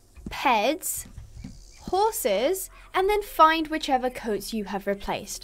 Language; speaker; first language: English; native; English